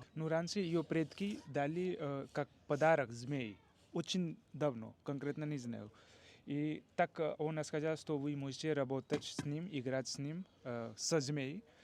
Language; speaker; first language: Russian; non-native, learner; Hindi